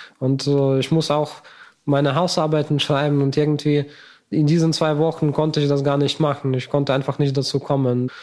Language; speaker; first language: German; non-native, fluent; Ukrainian